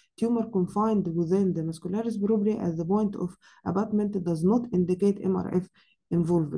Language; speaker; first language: English; non-native, fluent; Arabic